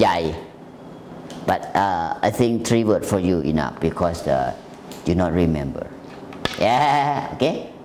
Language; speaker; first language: English; non-native, learner; Thai